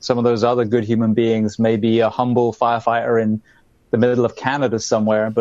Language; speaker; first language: English; native; English